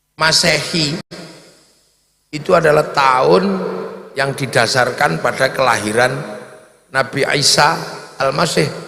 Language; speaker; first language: Indonesian; non-native, local second language; Javanese